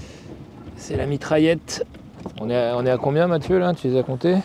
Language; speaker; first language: French; native; French